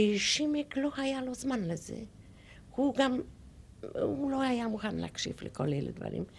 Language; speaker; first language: Hebrew; non-native, fluent; Polish